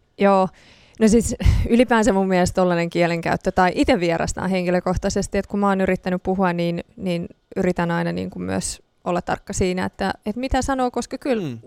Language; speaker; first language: Finnish; early bilingual, other home language; Persian